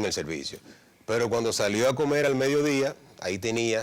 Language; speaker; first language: Spanish; native; Spanish